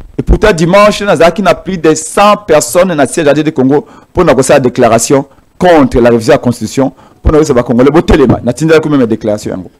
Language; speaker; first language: French; non-native, local second language; Lingala